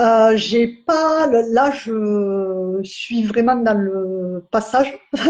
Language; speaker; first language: French; native; French